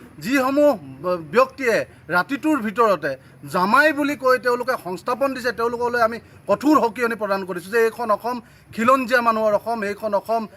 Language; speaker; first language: Assamese; native; Assamese